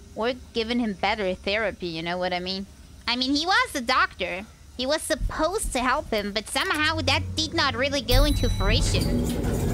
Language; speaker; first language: English; non-native, fluent; German